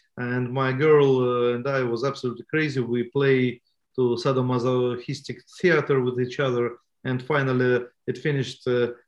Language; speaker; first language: English; non-native, learner; Estonian